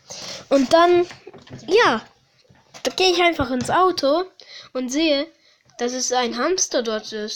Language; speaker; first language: German; early bilingual, other home language; Hungarian